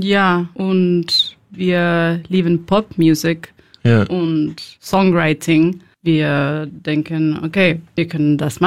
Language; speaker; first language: German; non-native, learner; Spanish